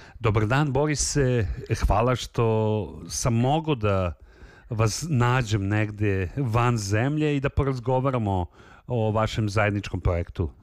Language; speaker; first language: Serbian; native; Serbian